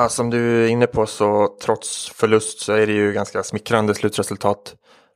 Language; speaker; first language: Swedish; native; Swedish